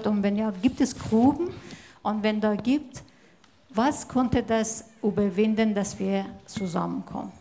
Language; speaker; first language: German; non-native, fluent; Persian